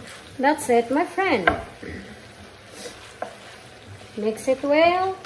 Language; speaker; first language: English; non-native, local second language; Filipino